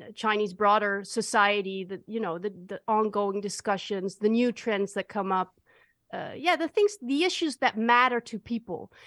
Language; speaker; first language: English; non-native, fluent; Dutch